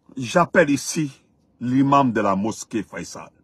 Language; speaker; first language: French; non-native, local second language; Fula